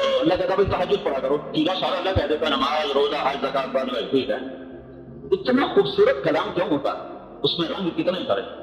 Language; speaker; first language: Urdu; non-native, local second language; Saraiki